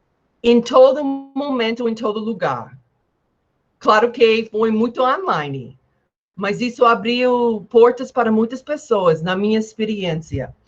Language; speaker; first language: Portuguese; non-native, fluent; English